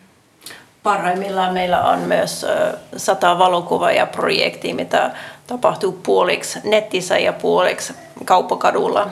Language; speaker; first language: Finnish; non-native, fluent; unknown